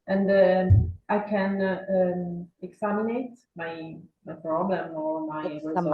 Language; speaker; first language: English; non-native, learner; Italian